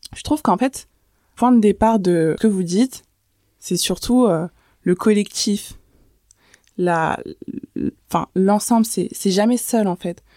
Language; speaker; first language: French; early bilingual, other home language; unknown